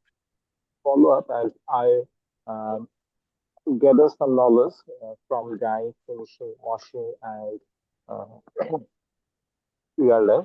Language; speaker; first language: English; non-native, learner; Bangla